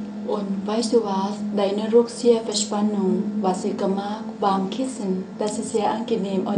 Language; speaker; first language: German; non-native, learner; Thai